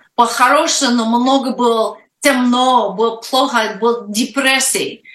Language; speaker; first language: Russian; non-native, learner; English